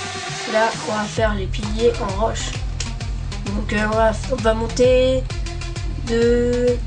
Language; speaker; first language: French; native; French